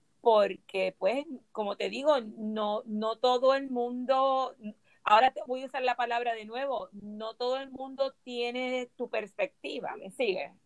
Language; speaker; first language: Spanish; native; Spanish